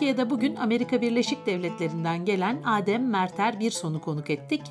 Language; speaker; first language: Turkish; native; Turkish